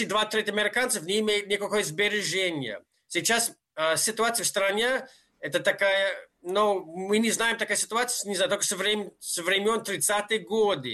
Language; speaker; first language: Russian; non-native, fluent; English